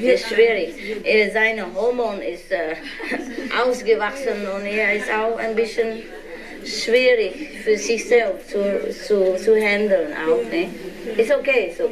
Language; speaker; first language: German; non-native, learner; Vietnamese